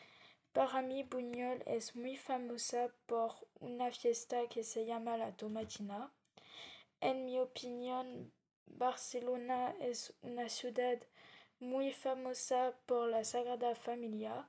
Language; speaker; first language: Spanish; non-native, learner; French